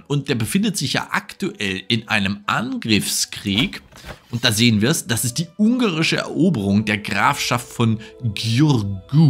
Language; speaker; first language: German; native; German